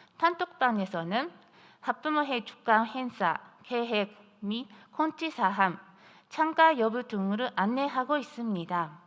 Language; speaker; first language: Korean; non-native, fluent; Japanese